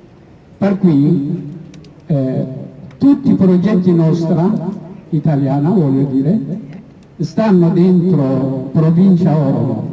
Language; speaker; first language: Italian; non-native, learner; Oromo